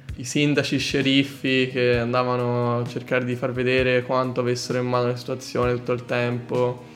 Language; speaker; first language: Italian; native; Italian